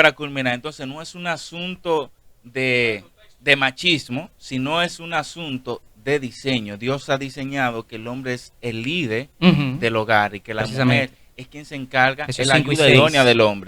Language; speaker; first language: Spanish; native; Spanish